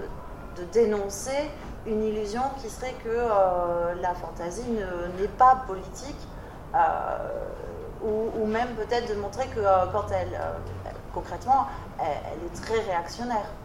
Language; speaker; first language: French; native; French